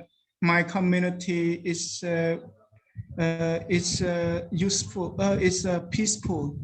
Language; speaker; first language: English; non-native, learner; Khmer